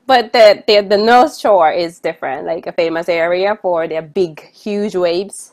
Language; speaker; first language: English; non-native, fluent; Japanese